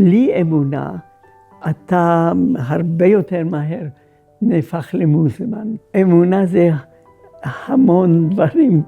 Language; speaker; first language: Hebrew; non-native, fluent; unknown